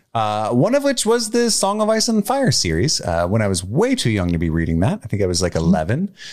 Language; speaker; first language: English; native; English